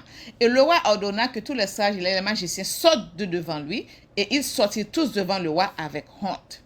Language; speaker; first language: French; non-native, local second language; Haitian Creole